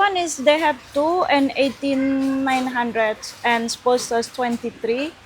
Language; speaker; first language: English; non-native, learner; Indonesian